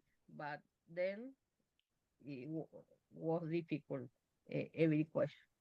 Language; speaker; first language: English; non-native, learner; Spanish